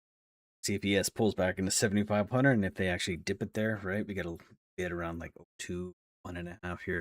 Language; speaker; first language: English; native; English